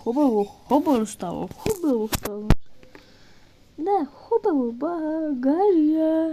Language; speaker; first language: Bulgarian; early bilingual, heritage; Bulgarian